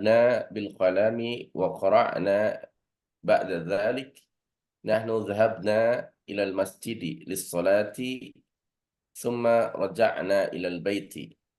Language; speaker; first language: Arabic; non-native, learner; Indonesian